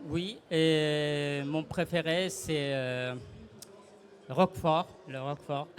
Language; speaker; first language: French; non-native, fluent; Japanese